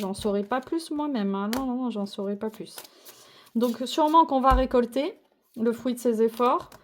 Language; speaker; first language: French; native; French